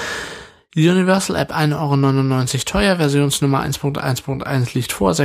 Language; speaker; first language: German; native; German